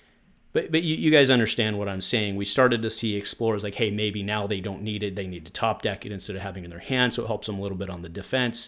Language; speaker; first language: English; native; English